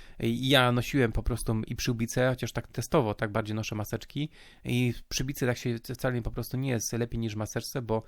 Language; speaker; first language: Polish; native; Polish